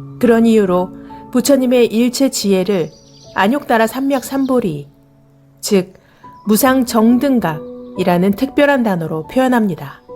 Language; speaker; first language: Korean; native; Korean